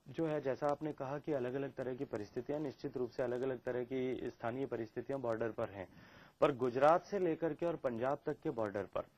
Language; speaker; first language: Hindi; native; Hindi